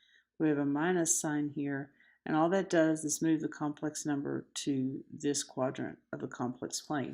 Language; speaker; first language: English; native; English